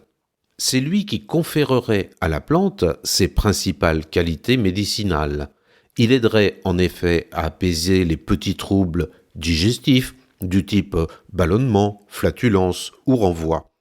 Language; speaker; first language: French; native; French